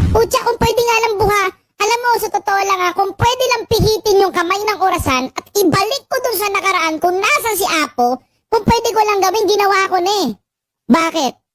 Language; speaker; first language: Filipino; native; Filipino